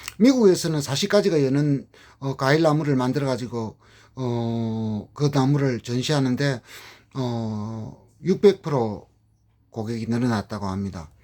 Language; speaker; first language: Korean; native; Korean